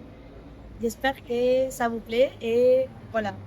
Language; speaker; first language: French; non-native, fluent; Spanish